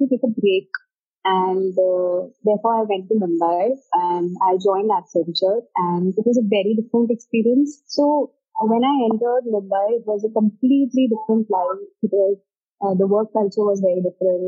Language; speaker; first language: English; non-native, local second language; Hindi